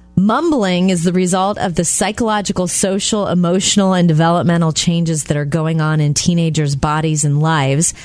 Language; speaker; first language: English; native; English